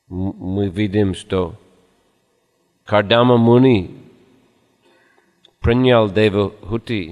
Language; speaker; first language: Russian; non-native, fluent; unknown